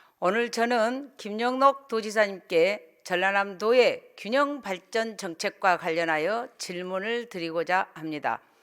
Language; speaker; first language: Korean; native; Korean